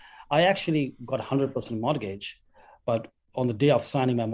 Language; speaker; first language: English; non-native, local second language; Bangla